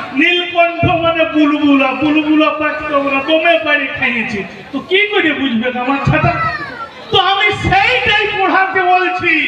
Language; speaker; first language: Bangla; native; Bangla